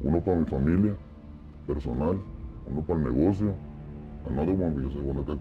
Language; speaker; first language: Spanish; native; Spanish